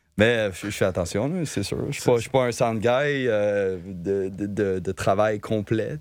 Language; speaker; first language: French; native; French